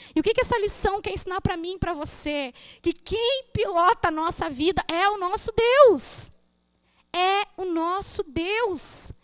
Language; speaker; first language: Portuguese; native; Portuguese